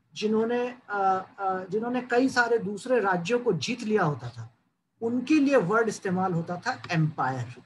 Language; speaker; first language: Hindi; native; Hindi